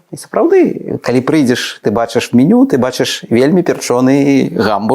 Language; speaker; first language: Belarusian; native; Belarusian